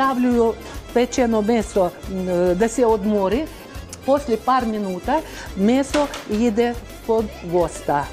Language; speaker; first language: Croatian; non-native, fluent; Russian